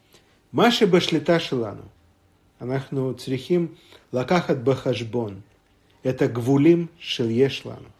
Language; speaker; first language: Hebrew; non-native, fluent; Russian